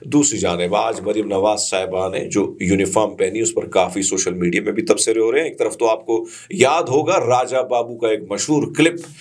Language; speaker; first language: Urdu; non-native, local second language; Punjabi